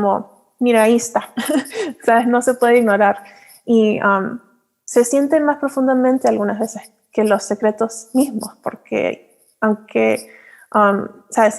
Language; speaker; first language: Spanish; early bilingual, heritage; Spanish